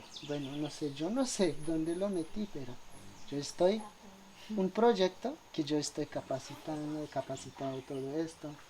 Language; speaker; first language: Spanish; non-native, local second language; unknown